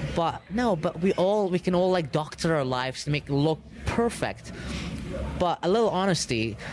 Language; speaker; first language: English; early bilingual, other home language; Arabic